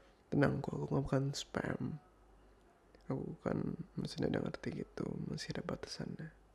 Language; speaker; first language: Indonesian; early bilingual, heritage; Indonesian